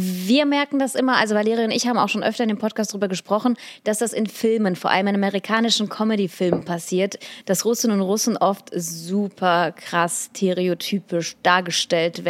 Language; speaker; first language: German; early bilingual, other home language; Russian